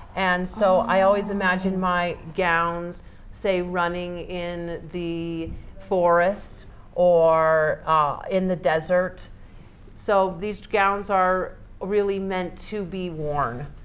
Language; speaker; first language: English; native; English